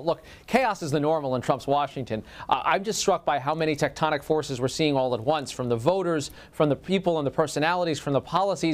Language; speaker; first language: English; native; English